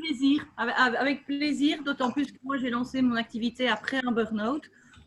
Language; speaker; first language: French; native; French